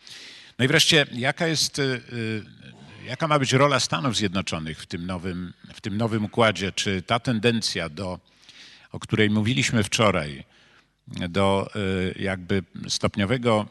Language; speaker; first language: Polish; native; Polish